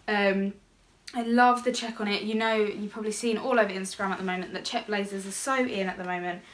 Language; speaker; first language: English; native; English